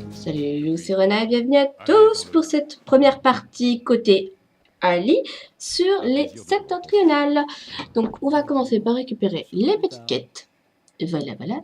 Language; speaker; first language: French; native; French